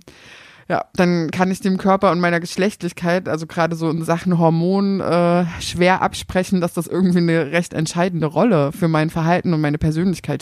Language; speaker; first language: German; native; German